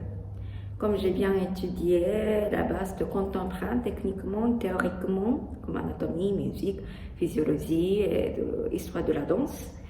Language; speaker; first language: French; non-native, learner; Japanese